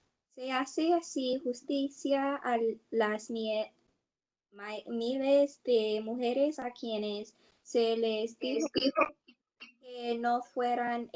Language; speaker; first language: Spanish; non-native, learner; English